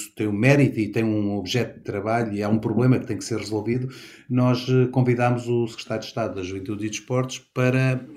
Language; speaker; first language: Portuguese; native; Portuguese